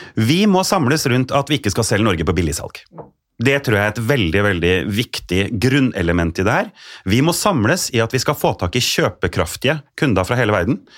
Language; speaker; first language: Norwegian; native; Norwegian